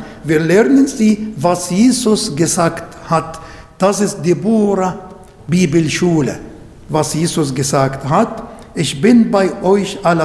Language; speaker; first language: German; non-native, fluent; Arabic